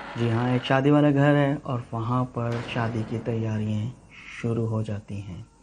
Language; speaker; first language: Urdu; non-native, local second language; Punjabi